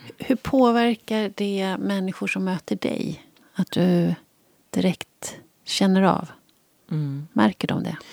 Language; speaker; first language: Swedish; native; Swedish